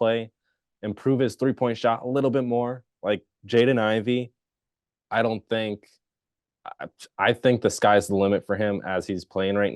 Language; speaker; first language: English; native; English